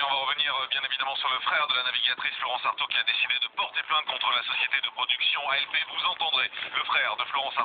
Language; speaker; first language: French; native; French